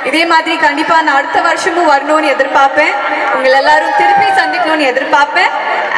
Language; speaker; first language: Tamil; non-native, fluent; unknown